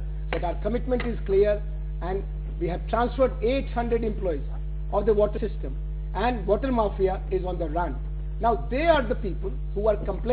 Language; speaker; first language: English; non-native, local second language; Hindi